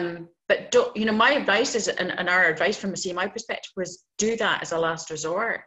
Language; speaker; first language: English; native; English